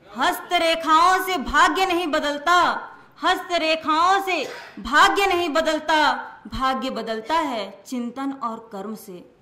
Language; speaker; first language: Hindi; native; Hindi